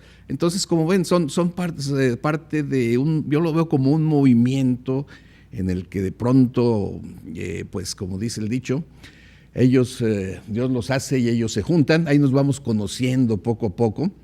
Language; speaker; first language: Spanish; native; Spanish